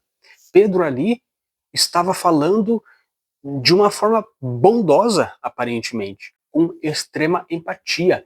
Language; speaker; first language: Portuguese; native; Portuguese